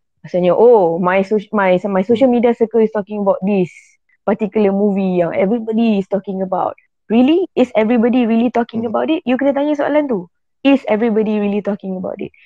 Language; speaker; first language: English; non-native, local second language; Malay